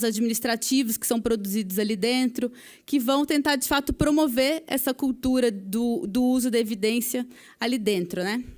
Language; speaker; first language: Portuguese; native; Portuguese